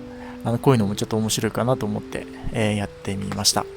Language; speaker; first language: Japanese; native; Japanese